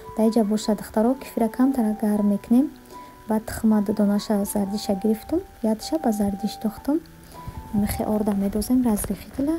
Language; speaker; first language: Tajik; early bilingual, heritage; Tajik